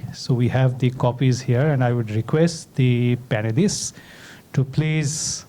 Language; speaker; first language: English; non-native, local second language; Bangla